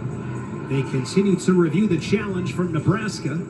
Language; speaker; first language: English; native; English